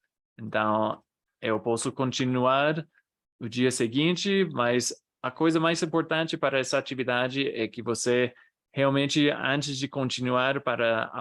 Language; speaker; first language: Portuguese; non-native, fluent; English